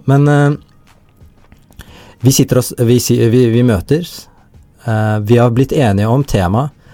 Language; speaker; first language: English; early bilingual, heritage; Tamil